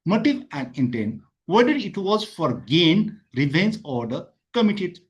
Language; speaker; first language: English; non-native, local second language; Nepali